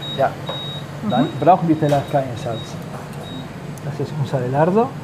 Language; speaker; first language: German; non-native, learner; Spanish